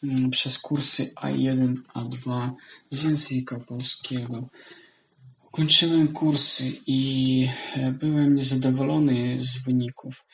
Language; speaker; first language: Polish; non-native, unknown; Russian